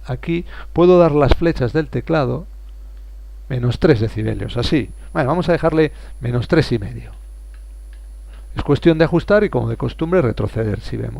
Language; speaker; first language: Spanish; native; Spanish